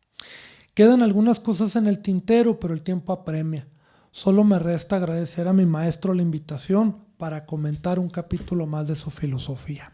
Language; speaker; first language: Spanish; native; Spanish